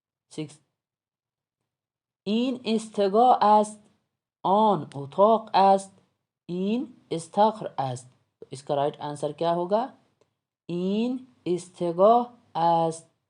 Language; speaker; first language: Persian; non-native, fluent; Urdu